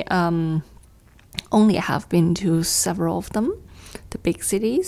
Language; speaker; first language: English; non-native, fluent; Chinese